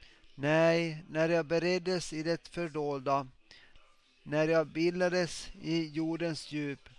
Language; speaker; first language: Swedish; non-native, local second language; Finnish